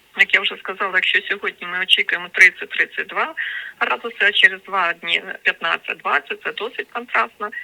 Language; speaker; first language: Ukrainian; native; Ukrainian